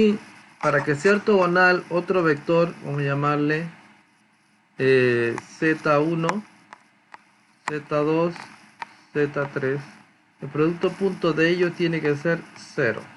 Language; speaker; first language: Spanish; native; Spanish